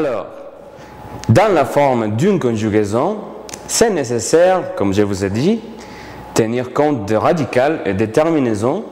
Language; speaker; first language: French; non-native, fluent; Spanish